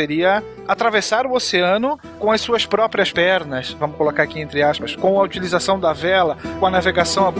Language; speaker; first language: Portuguese; native; Portuguese